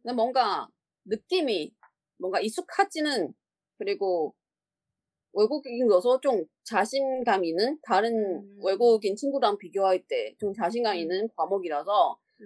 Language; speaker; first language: Korean; non-native, fluent; Chinese